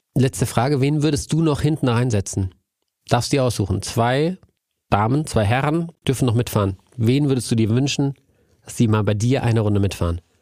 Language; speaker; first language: German; native; German